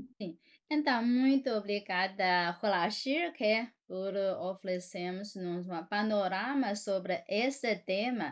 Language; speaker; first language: Portuguese; non-native, fluent; Chinese